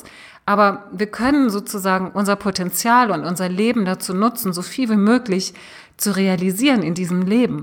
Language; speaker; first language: German; native; German